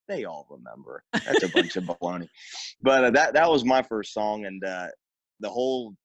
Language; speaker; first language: English; native; English